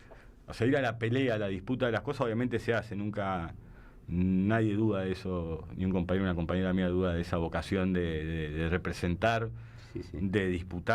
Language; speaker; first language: Spanish; native; Spanish